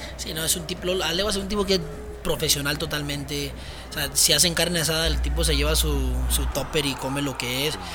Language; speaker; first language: Spanish; early bilingual, heritage; Spanish